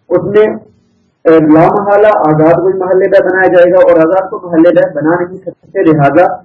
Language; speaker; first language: Urdu; native; Urdu